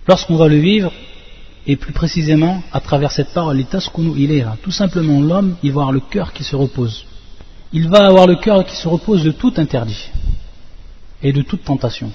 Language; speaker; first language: French; native; French